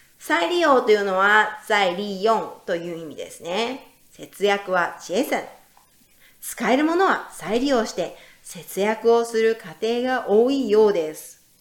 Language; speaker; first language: Japanese; native; Japanese